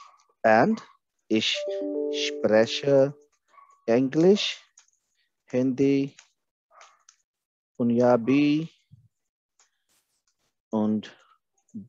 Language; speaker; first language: German; non-native, fluent; Hindi